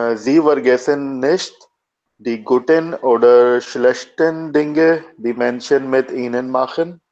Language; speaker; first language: German; non-native, learner; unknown